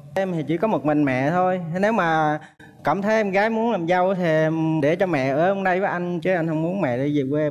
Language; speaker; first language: Vietnamese; native; Vietnamese